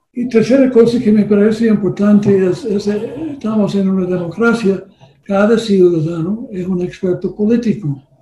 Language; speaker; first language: Spanish; non-native, learner; English